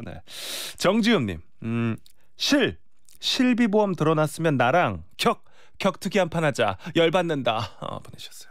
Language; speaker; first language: Korean; native; Korean